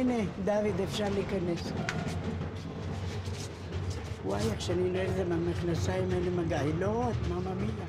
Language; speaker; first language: Hebrew; non-native, fluent; Spanish